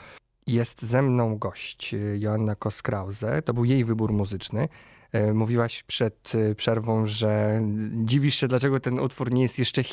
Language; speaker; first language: Polish; native; Polish